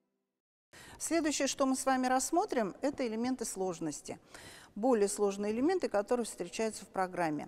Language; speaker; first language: Russian; native; Russian